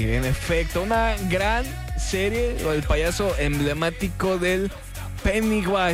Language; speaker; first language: Spanish; native; Spanish